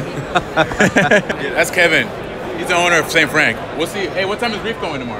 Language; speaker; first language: English; early bilingual, other home language; Spanish